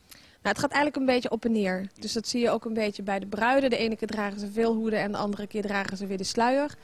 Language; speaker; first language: Dutch; native; Dutch